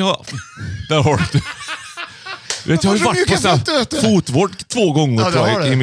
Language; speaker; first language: Swedish; native; Swedish